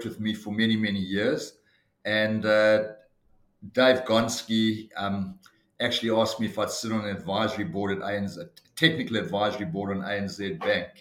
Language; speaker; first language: English; native; English